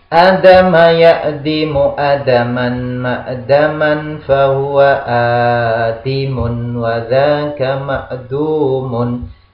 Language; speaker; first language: Arabic; non-native, fluent; Indonesian